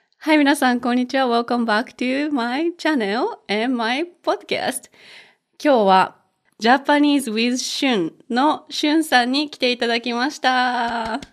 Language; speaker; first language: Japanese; native; Japanese